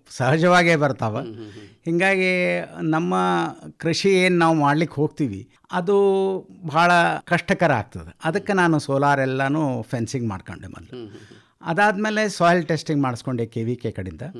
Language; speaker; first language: Kannada; native; Kannada